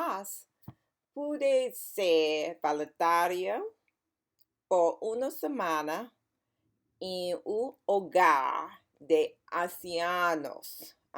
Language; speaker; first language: Spanish; non-native, learner; English